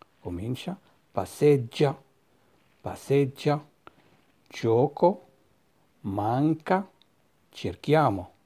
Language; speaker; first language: Italian; non-native, fluent; Arabic